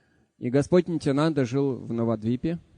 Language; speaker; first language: Russian; native; Russian